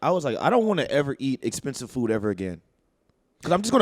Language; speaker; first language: English; native; English